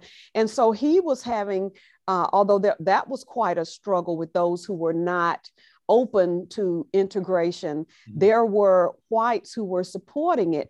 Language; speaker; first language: English; native; English